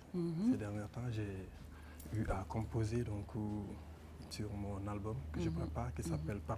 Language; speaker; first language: French; non-native, local second language; Wolof